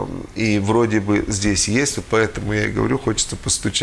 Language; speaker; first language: Russian; native; Russian